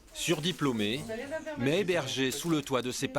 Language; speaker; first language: French; native; French